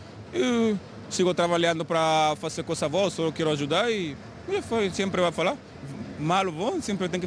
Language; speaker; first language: Portuguese; non-native, learner; Spanish